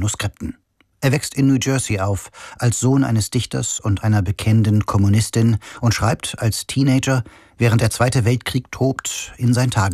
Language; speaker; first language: German; native; German